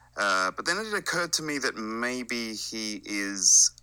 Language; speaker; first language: English; native; English